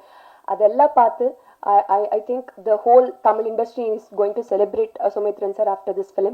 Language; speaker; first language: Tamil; non-native, learner; Telugu